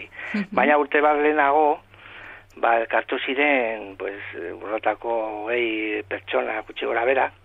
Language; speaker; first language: Basque; non-native, local second language; Spanish